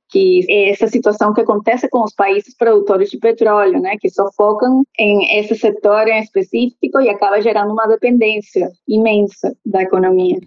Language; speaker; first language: Portuguese; non-native, fluent; Spanish